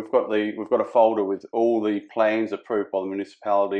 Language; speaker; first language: English; native; English